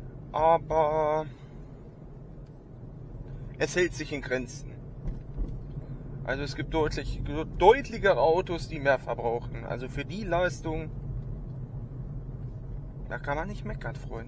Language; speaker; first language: German; native; German